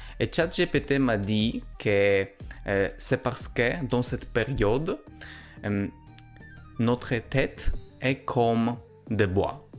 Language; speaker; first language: French; non-native, learner; Polish